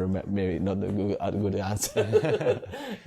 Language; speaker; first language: English; non-native, learner; Japanese